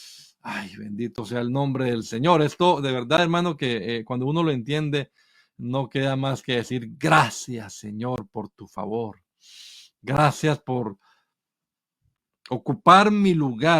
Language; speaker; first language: Spanish; native; Spanish